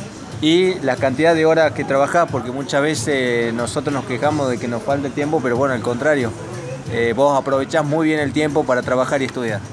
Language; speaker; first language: Spanish; native; Spanish